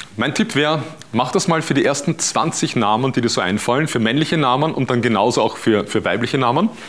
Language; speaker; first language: German; native; German